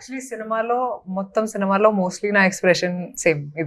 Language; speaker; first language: Telugu; non-native, fluent; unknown